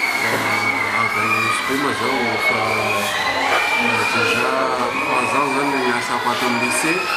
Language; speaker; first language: French; non-native, local second language; Malagasy